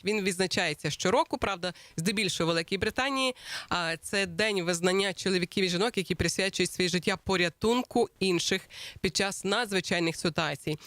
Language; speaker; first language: Ukrainian; native; Ukrainian